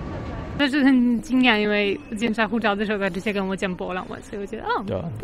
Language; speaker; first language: Chinese; non-native, fluent; Polish